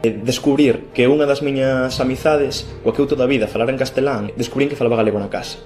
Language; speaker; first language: Galician; non-native, local second language; Spanish